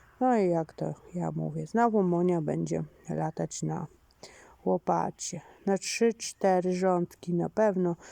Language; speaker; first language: Polish; native; Polish